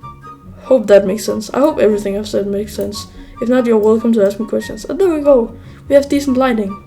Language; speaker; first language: English; native; English